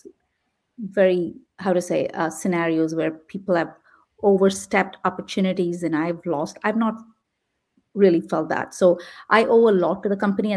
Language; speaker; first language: English; non-native, local second language; Tamil